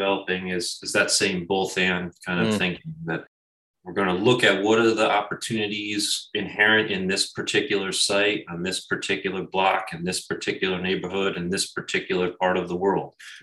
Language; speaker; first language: English; native; English